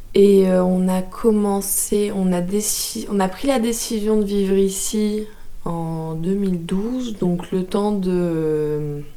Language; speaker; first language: French; native; French